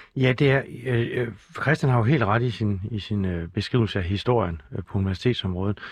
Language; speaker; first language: Danish; native; Danish